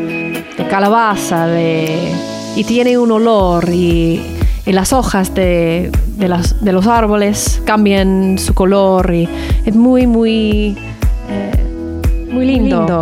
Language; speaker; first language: Spanish; non-native, learner; English